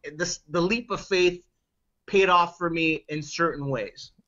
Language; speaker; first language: English; native; English